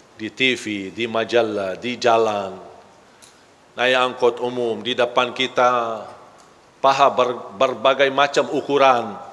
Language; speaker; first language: Malay; non-native, fluent; Arabic